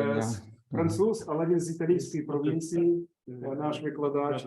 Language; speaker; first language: Ukrainian; native; Ukrainian